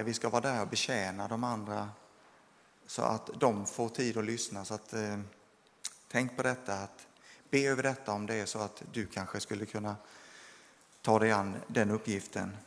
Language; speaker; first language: Swedish; native; Swedish